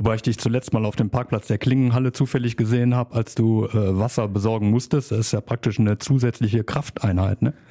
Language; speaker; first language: German; native; German